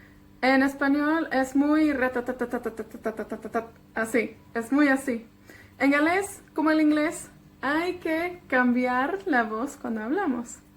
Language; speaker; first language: Spanish; non-native, fluent; Welsh